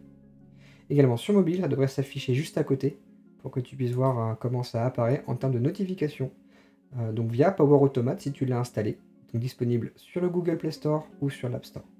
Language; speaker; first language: French; native; French